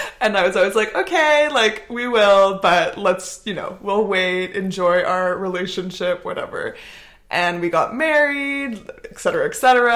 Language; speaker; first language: English; native; English